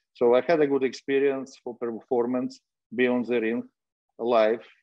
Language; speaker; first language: English; non-native, fluent; Russian